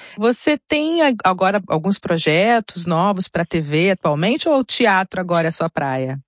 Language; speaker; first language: Portuguese; native; Portuguese